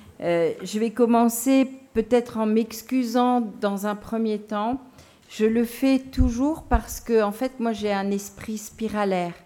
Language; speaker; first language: French; non-native, local second language; Gujarati